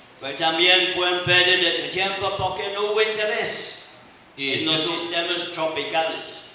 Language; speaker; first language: Spanish; non-native, fluent; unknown